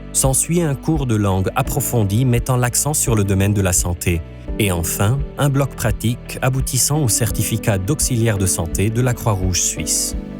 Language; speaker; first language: French; native; French